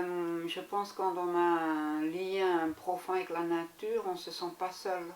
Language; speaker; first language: French; non-native, local second language; German